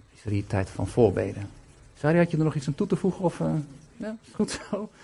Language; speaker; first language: Dutch; native; Dutch